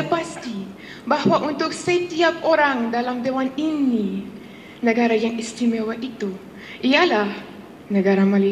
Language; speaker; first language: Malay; non-native, learner; Russian